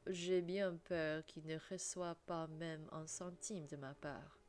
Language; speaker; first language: French; non-native, learner; English